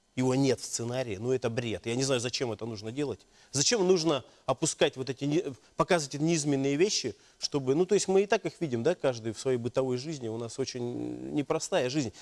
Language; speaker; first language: Russian; native; Russian